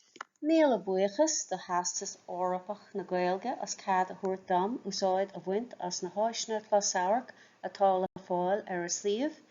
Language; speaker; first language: Irish; non-native, local second language; English